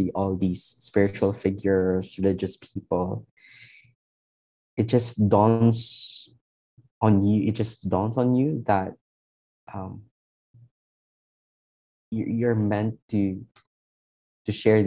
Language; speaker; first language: English; non-native, local second language; Hiligaynon